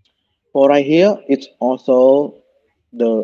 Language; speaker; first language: English; non-native, learner; Khmer